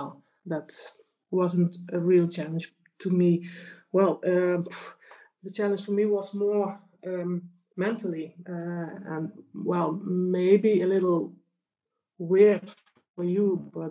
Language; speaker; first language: English; non-native, fluent; Dutch